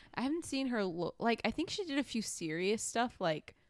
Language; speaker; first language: English; native; English